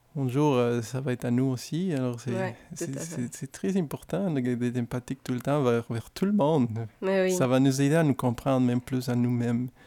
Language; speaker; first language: French; non-native, fluent; Spanish